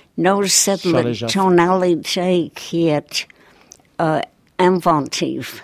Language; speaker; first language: French; non-native, fluent; English